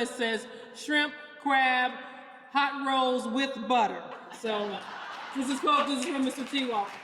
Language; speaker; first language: English; native; English